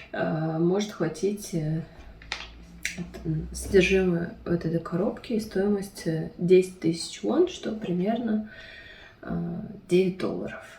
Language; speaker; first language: Russian; non-native, fluent; Ukrainian